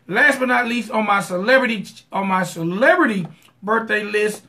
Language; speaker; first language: English; native; English